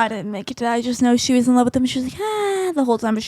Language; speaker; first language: English; native; English